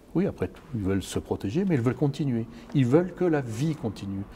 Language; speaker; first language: French; native; French